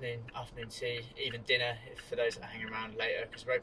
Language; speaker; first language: English; native; English